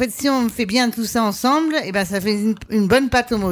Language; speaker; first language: French; native; French